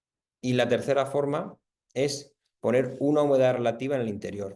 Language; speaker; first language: Spanish; native; Spanish